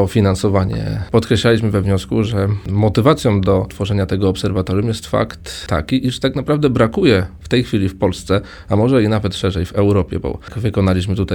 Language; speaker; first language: Polish; native; Polish